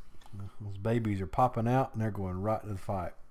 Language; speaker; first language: English; native; English